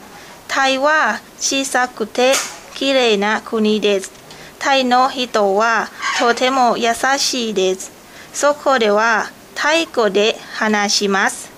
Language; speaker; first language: Japanese; non-native, learner; Thai